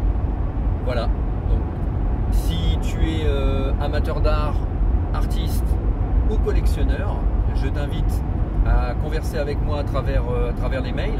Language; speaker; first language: French; native; French